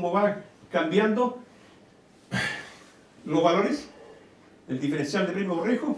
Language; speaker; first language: Spanish; native; Spanish